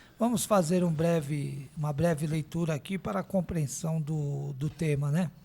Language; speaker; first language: Portuguese; native; Portuguese